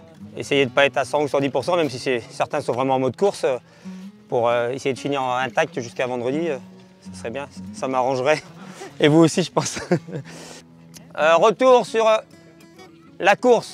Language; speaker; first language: French; native; French